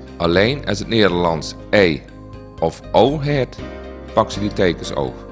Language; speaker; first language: Dutch; native; Dutch